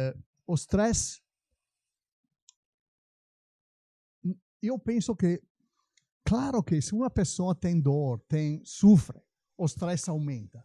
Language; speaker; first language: Portuguese; non-native, fluent; Italian